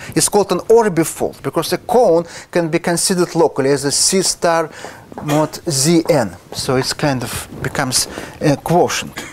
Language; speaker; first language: English; non-native, fluent; Russian